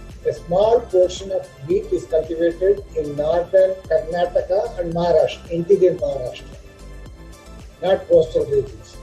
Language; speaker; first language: English; non-native, local second language; Tamil